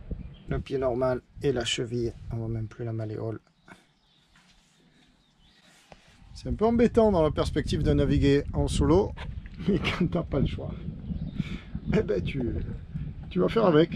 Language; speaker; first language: French; native; French